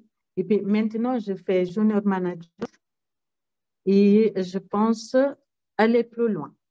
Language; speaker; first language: French; non-native, fluent; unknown